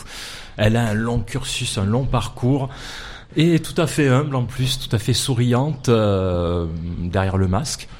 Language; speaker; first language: French; native; French